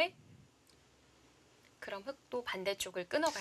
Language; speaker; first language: Korean; native; Korean